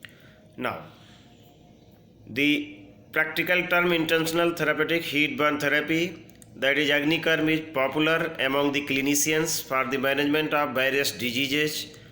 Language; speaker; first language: English; non-native, local second language; Hindi